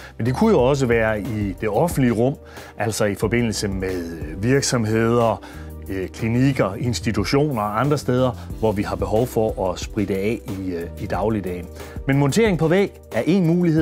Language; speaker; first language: Danish; native; Danish